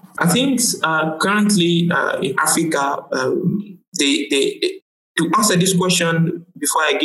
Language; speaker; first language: English; non-native, fluent; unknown